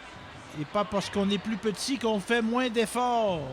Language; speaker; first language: French; native; French